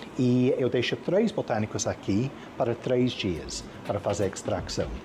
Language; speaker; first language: Portuguese; non-native, fluent; English